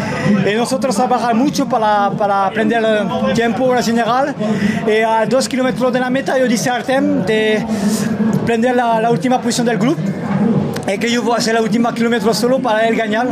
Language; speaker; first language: Spanish; non-native, learner; Portuguese